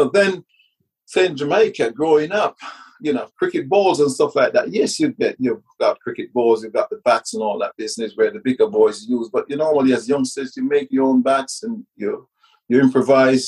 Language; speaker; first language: English; early bilingual, other home language; Jamaican Creole English